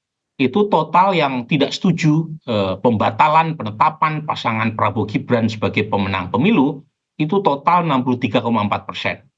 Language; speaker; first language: Indonesian; native; Indonesian